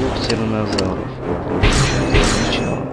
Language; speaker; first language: Russian; native; Russian